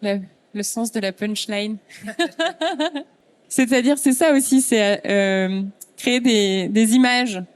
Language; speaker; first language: French; native; French